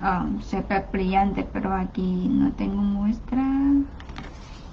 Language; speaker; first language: Spanish; non-native, learner; Chinese